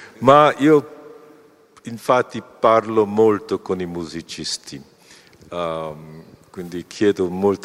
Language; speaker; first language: Italian; non-native, fluent; Korean